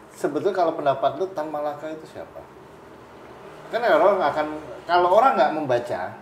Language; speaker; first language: Indonesian; native; Indonesian